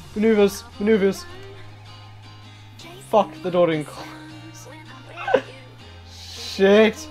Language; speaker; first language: English; native; English